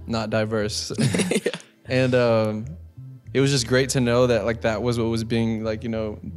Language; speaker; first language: English; native; English